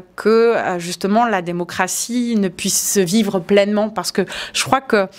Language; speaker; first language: French; native; French